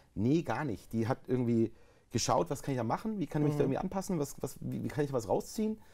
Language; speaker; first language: German; native; German